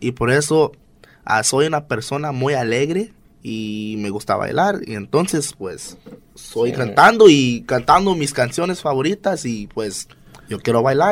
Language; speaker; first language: Spanish; non-native, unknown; English